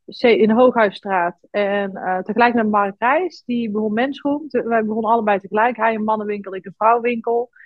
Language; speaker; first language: Dutch; native; Dutch